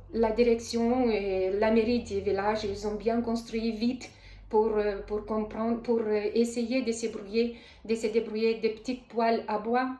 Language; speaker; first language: French; non-native, fluent; Romanian